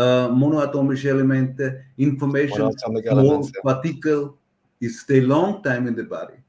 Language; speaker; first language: English; non-native, learner; German